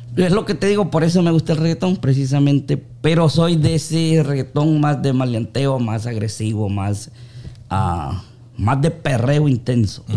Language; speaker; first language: Spanish; native; Spanish